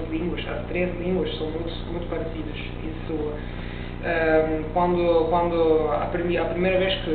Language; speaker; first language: Portuguese; non-native, learner; Italian